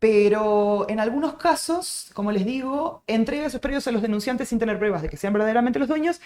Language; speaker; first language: Spanish; native; Spanish